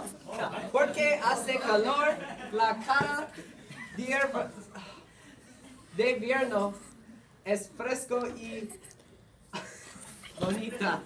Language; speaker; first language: Spanish; non-native, learner; English